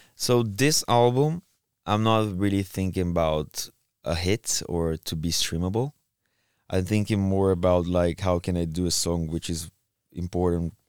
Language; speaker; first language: English; non-native, fluent; Portuguese